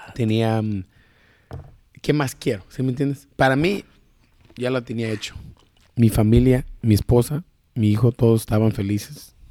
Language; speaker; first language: Spanish; early bilingual, heritage; Spanish